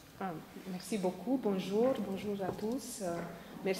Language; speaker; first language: French; non-native, fluent; Slovenian